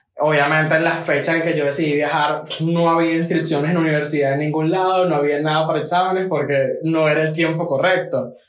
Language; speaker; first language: Spanish; native; Spanish